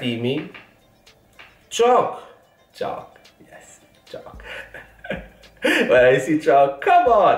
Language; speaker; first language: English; non-native, fluent; Italian